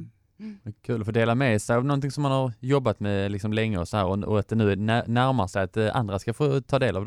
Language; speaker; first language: Swedish; native; Swedish